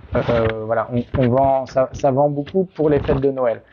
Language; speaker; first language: French; native; French